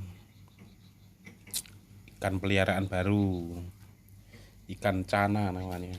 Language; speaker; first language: Indonesian; native; Indonesian